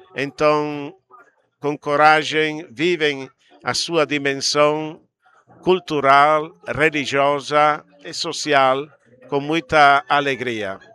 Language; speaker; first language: Portuguese; non-native, fluent; Italian